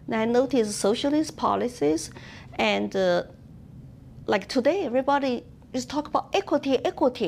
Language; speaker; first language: English; non-native, fluent; Chinese